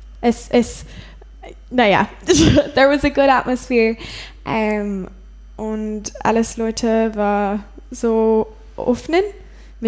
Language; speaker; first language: German; non-native, learner; English